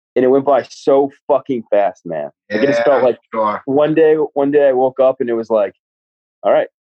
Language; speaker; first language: English; native; English